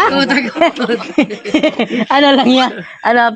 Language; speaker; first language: Filipino; non-native, local second language; Cebuano